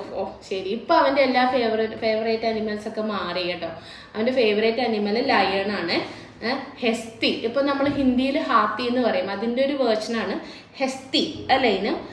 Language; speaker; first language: Malayalam; non-native, local second language; Konkani